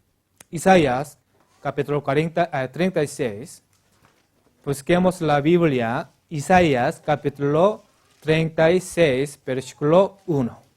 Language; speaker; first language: Spanish; non-native, learner; Korean